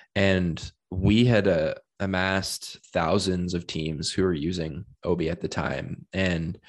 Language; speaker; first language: English; native; English